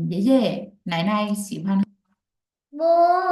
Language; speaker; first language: Chinese; non-native, fluent; Vietnamese